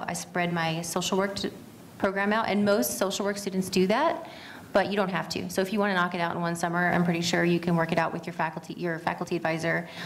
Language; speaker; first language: English; native; English